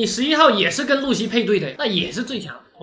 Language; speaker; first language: Chinese; native; Chinese